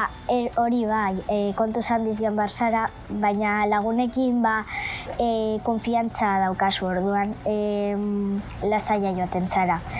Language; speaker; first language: Basque; non-native, local second language; Spanish